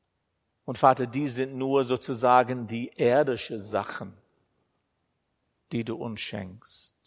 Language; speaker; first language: German; non-native, fluent; English